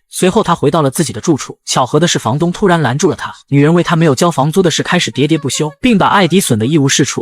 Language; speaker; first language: Chinese; native; Chinese